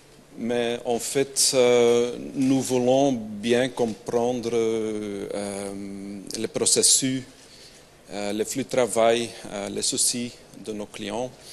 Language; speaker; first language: French; non-native, local second language; Dutch